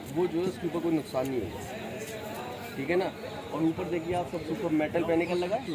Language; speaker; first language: Hindi; native; Hindi